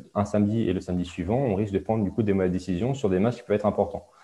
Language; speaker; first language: French; native; French